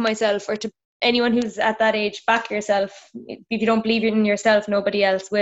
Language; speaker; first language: English; native; English